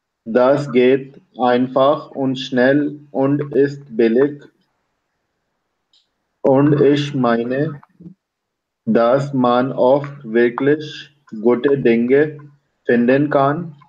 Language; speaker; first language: German; non-native, learner; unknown